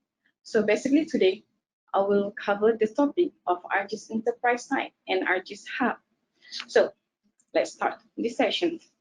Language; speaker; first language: English; non-native, local second language; Malay